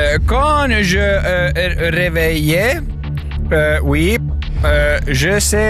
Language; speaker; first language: French; non-native, learner; Swedish